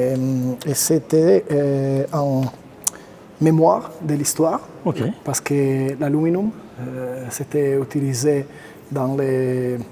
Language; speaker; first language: French; non-native, learner; Italian